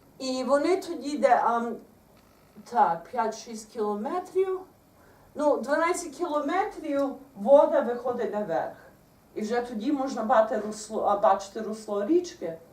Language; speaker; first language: Ukrainian; early bilingual, heritage; Ukrainian